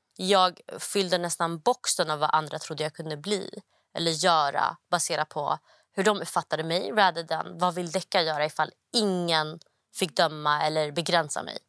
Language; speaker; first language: Swedish; early bilingual, other home language; Somali